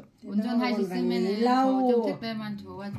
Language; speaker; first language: Korean; non-native, learner; Vietnamese